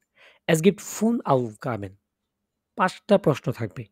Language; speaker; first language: German; non-native, fluent; Bangla